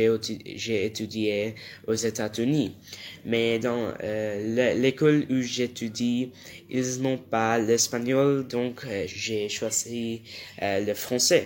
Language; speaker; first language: French; non-native, learner; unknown